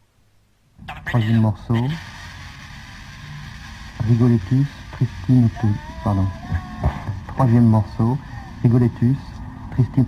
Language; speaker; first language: French; native; French